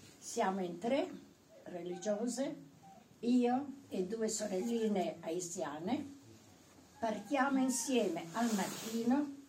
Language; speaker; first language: Italian; native; Italian